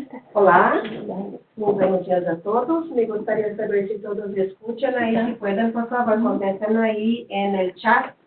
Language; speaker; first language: Spanish; non-native, fluent; Portuguese